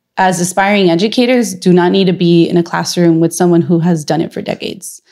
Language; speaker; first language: English; native; English